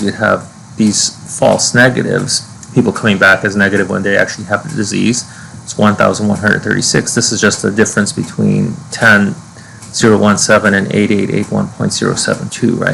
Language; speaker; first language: English; native; English